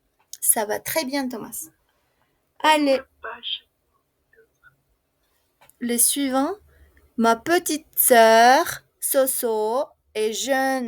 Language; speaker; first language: French; non-native, fluent; Spanish